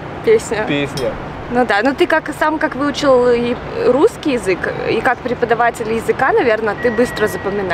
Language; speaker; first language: Russian; non-native, fluent; Japanese